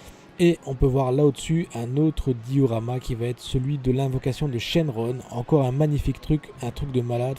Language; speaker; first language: French; native; French